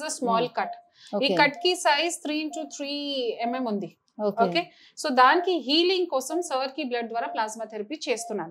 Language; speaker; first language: Telugu; non-native, fluent; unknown